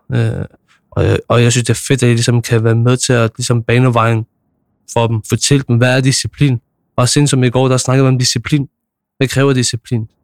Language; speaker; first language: Danish; early bilingual, other home language; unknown